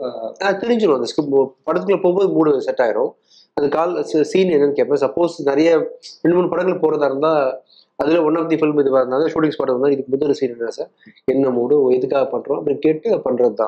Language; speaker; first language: Tamil; native; Tamil